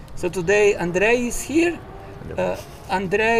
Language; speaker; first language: English; non-native, fluent; Slovenian